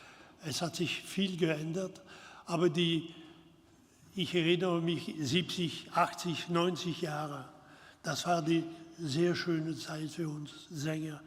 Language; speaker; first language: German; non-native, fluent; French